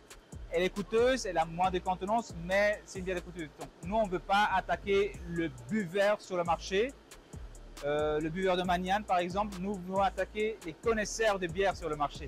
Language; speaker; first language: French; non-native, local second language; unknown